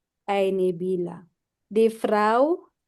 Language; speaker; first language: German; non-native, fluent; Filipino